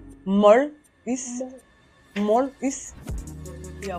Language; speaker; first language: Dutch; non-native, learner; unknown